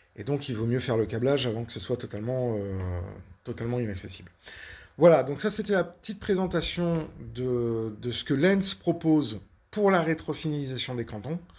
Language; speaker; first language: French; native; French